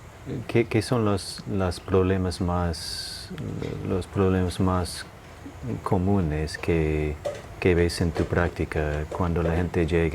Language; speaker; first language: Spanish; non-native, fluent; English